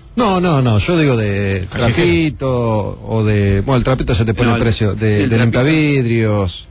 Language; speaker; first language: Spanish; native; Spanish